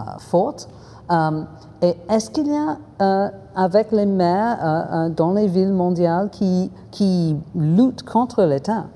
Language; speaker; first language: French; non-native, fluent; English